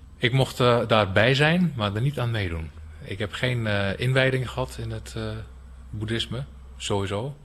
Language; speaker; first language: Dutch; native; Dutch